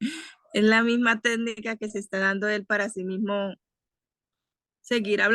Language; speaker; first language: Spanish; native; Spanish